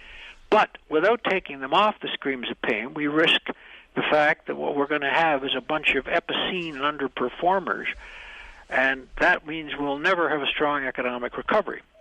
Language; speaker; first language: English; native; English